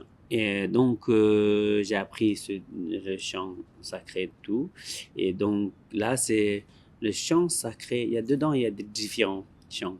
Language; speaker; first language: French; non-native, learner; Tibetan